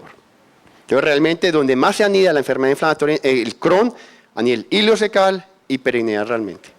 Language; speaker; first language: Spanish; native; Spanish